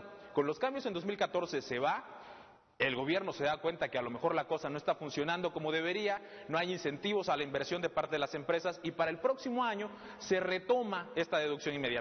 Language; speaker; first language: Spanish; native; Spanish